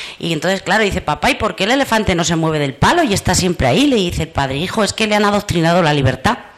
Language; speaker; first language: Spanish; native; Spanish